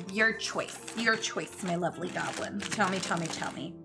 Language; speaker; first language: English; native; English